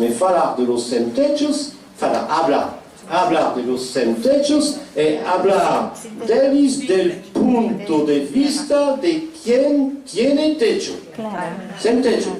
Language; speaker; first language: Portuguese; non-native, fluent; French